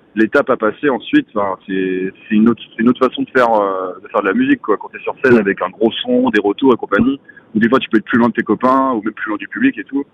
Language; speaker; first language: French; native; French